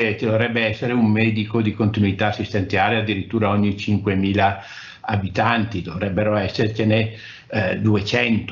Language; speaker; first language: Italian; native; Italian